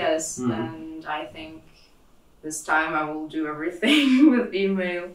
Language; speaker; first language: English; non-native, fluent; Russian